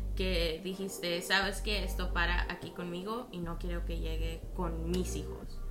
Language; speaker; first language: Spanish; early bilingual, heritage; Spanish